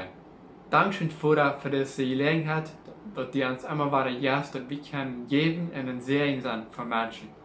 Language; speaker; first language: German; non-native, learner; Plautdietsch